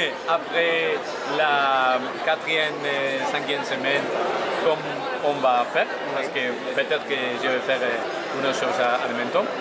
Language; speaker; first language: French; non-native, learner; Spanish